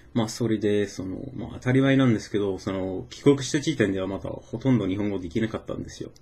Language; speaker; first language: Japanese; non-native, fluent; English